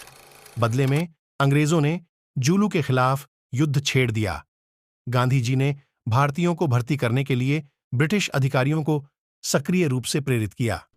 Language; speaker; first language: Hindi; native; Hindi